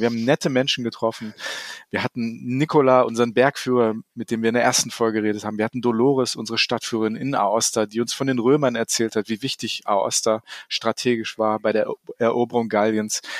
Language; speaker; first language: German; native; German